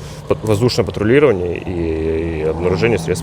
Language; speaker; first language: Russian; native; Russian